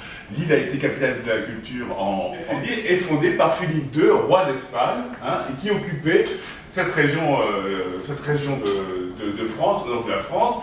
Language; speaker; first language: French; native; French